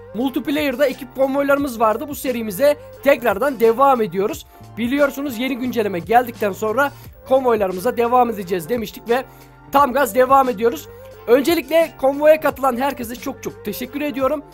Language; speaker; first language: Turkish; native; Turkish